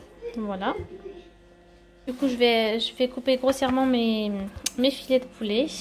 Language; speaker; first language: French; native; French